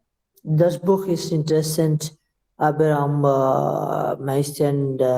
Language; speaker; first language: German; non-native, learner; Urdu